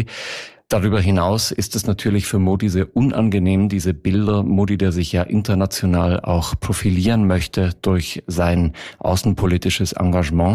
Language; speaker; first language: German; native; German